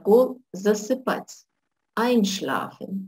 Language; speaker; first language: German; non-native, fluent; Russian